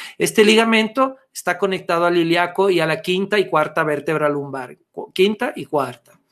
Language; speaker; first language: Spanish; non-native, fluent; Italian